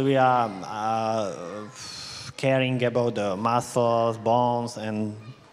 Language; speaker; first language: English; non-native, learner; Slovak